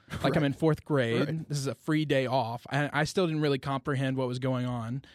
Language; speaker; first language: English; native; English